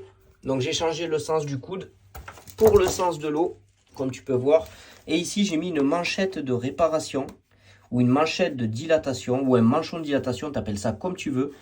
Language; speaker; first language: French; native; French